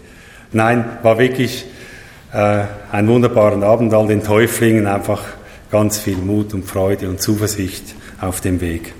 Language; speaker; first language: German; native; German